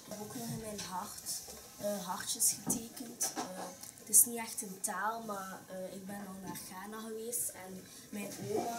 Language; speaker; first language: Dutch; early bilingual, other home language; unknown